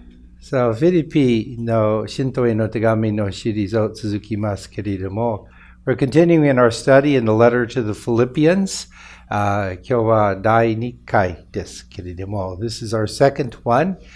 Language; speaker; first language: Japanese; non-native, fluent; English